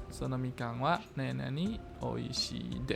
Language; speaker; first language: Japanese; non-native, fluent; Indonesian